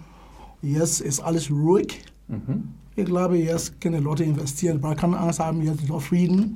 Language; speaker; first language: German; non-native, learner; English